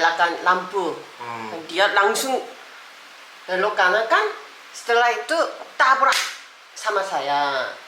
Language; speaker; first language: Indonesian; non-native, learner; Korean